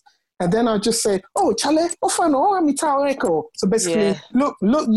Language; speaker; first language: English; non-native, local second language; Ga